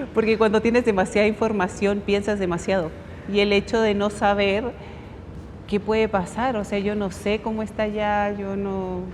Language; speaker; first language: Spanish; native; Spanish